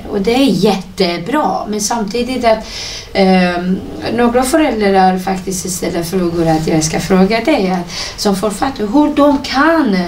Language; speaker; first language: Swedish; non-native, fluent; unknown